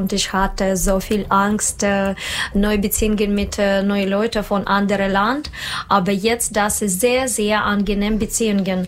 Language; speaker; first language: German; non-native, learner; Russian